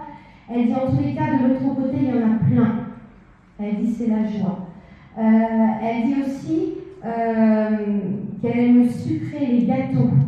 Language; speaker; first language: French; native; French